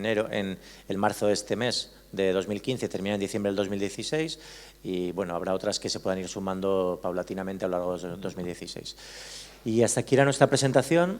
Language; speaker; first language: Spanish; native; Spanish